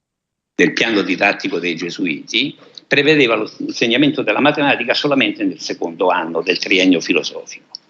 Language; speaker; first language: Italian; native; Italian